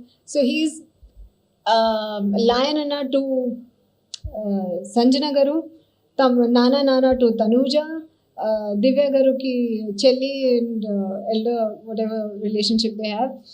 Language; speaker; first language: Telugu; non-native, learner; Hindi